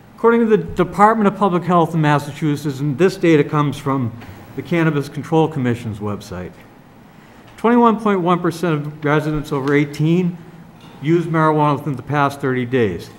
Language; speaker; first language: English; native; English